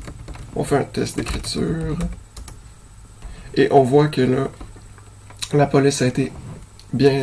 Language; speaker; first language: French; native; French